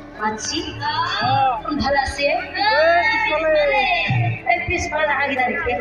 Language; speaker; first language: Bangla; non-native, local second language; Assamese